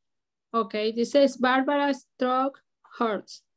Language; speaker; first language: English; non-native, learner; Spanish